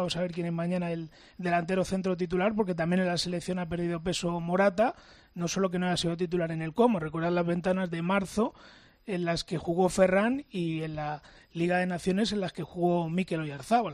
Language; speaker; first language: Spanish; native; Spanish